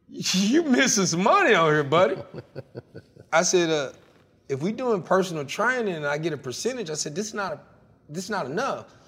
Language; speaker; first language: English; native; English